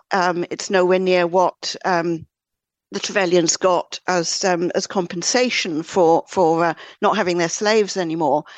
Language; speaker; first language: English; native; English